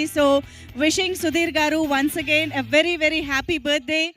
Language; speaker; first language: Telugu; native; Telugu